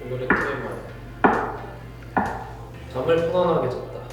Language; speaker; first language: Korean; native; Korean